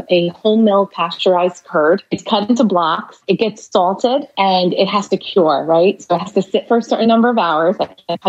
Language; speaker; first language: English; early bilingual, other home language; Arabic